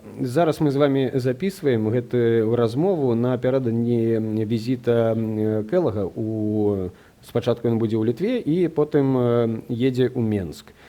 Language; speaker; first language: Belarusian; non-native, local second language; Russian